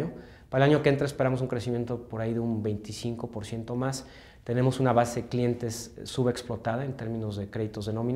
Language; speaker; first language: Spanish; native; Spanish